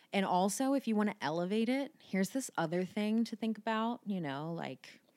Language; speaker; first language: English; native; English